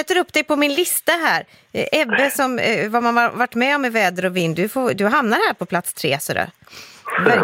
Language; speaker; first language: Swedish; native; Swedish